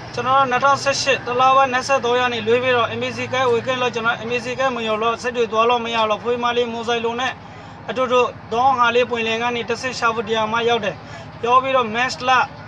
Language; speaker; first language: Burmese; non-native, local second language; Rohingya